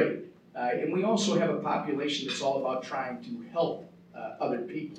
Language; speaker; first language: English; native; English